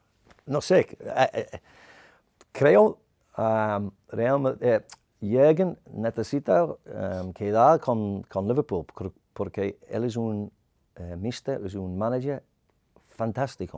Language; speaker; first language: Spanish; non-native, learner; English